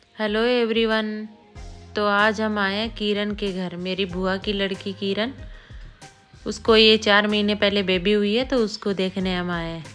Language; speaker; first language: Hindi; non-native, local second language; Marwari